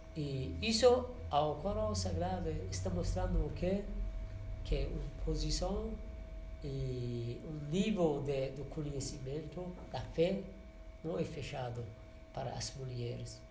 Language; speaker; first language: Portuguese; non-native, learner; Persian